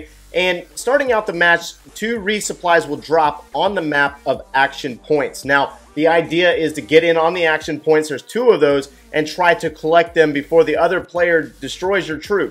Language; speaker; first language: English; native; English